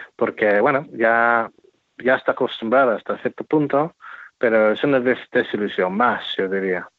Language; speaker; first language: Spanish; non-native, fluent; English